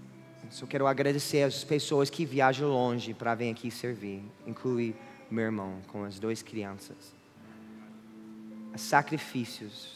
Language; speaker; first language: Portuguese; non-native, fluent; English